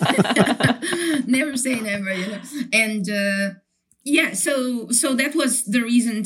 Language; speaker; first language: English; non-native, fluent; Ukrainian